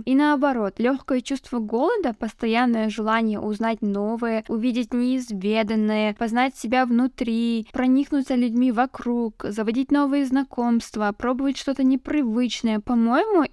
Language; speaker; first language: Russian; native; Russian